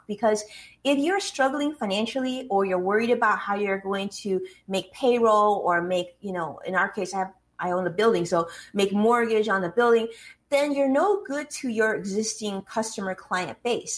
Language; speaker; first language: English; early bilingual, other home language; Chinese